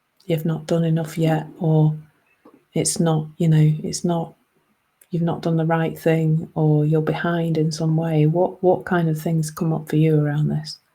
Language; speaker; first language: English; native; English